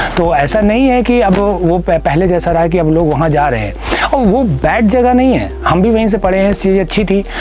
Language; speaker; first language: Hindi; native; Hindi